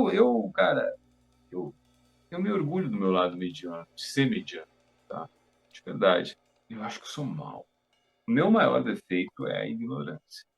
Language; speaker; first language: Portuguese; native; Portuguese